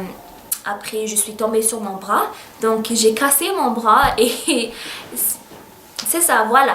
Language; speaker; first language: French; early bilingual, other home language; Arabic